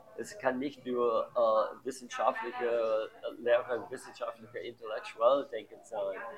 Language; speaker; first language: German; non-native, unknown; English